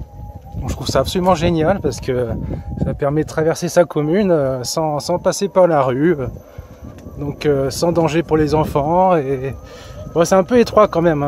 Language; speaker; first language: French; native; French